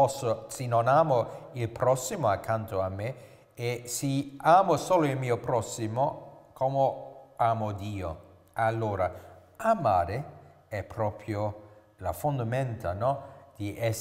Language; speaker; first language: Italian; non-native, fluent; English